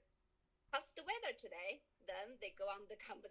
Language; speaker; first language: English; non-native, learner; Chinese